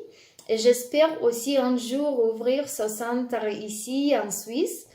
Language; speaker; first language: French; non-native, fluent; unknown